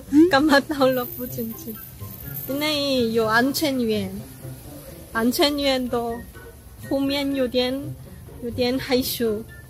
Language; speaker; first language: Chinese; non-native, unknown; Korean